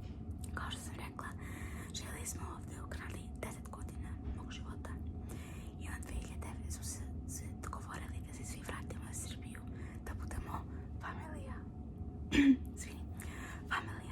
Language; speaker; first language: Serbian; early bilingual, heritage; Serbian